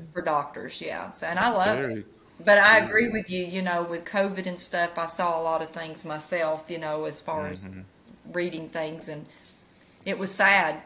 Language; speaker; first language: English; native; English